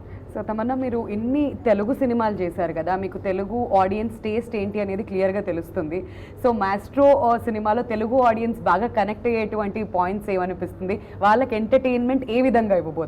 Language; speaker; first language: Telugu; native; Telugu